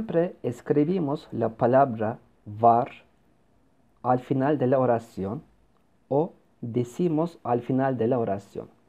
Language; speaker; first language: Spanish; non-native, learner; Turkish